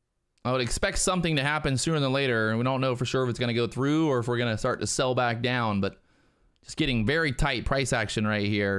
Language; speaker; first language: English; native; English